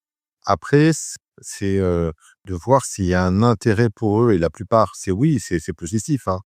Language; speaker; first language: French; native; French